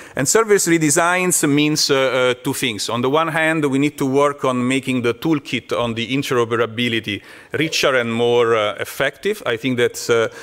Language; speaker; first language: English; non-native, fluent; Italian